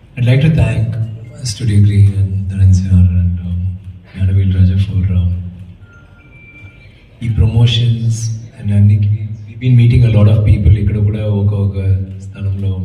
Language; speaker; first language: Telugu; non-native, learner; Tamil